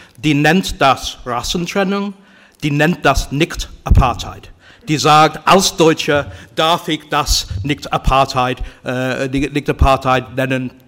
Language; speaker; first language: German; non-native, fluent; English